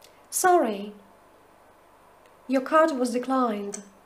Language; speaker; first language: English; non-native, fluent; Polish